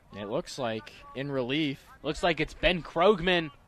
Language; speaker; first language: English; native; English